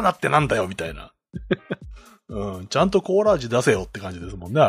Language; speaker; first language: Japanese; native; Japanese